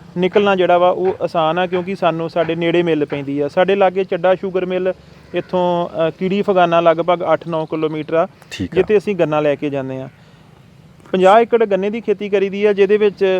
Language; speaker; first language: Punjabi; native; Punjabi